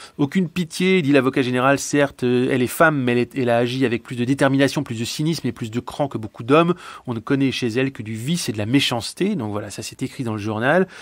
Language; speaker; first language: French; native; French